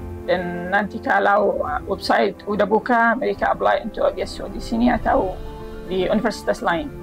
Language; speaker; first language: Indonesian; non-native, learner; Arabic